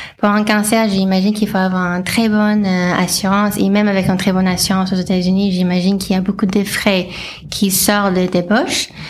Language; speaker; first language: French; non-native, fluent; English